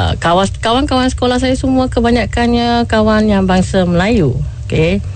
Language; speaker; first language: Malay; non-native, local second language; Chinese